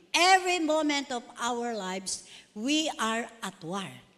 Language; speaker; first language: English; non-native, local second language; Filipino